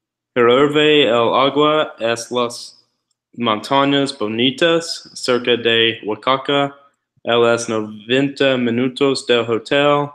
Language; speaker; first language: Spanish; non-native, learner; English